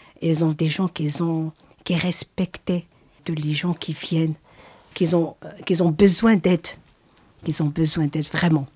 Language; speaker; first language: French; non-native, learner; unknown